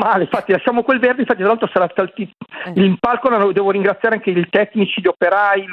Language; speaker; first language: Italian; native; Italian